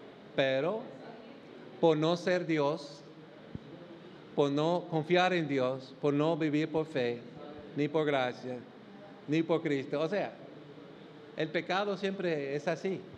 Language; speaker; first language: Spanish; non-native, fluent; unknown